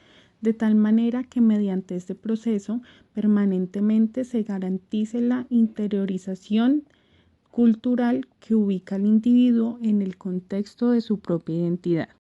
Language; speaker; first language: Spanish; native; Spanish